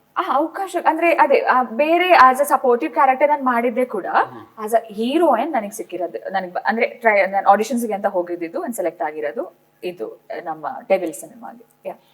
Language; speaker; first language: Kannada; non-native, local second language; Tulu